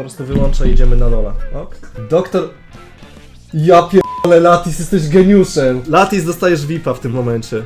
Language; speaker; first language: Polish; native; Polish